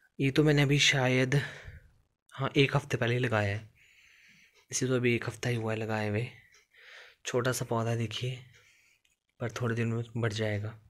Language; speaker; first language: Hindi; native; Hindi